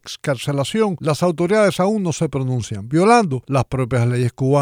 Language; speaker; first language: Spanish; native; Spanish